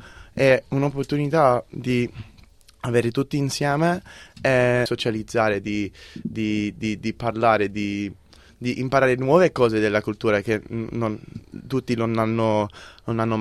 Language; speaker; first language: Italian; early bilingual, heritage; English